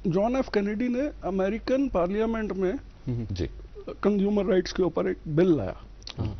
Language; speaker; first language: Hindi; native; Hindi